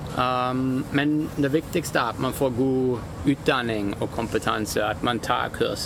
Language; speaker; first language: Norwegian; non-native, fluent; German